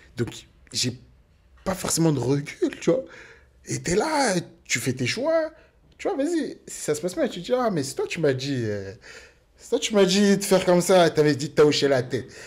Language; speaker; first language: French; early bilingual, other home language; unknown